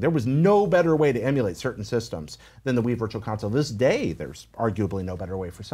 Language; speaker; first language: English; native; English